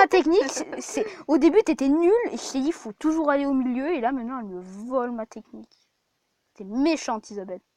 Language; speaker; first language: French; native; French